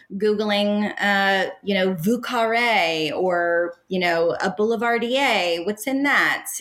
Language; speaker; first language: English; native; English